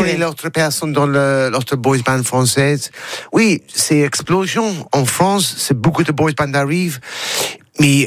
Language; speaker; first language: French; non-native, learner; English